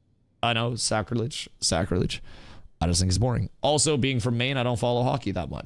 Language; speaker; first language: English; native; English